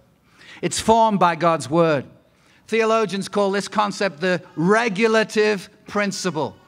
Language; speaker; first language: English; native; English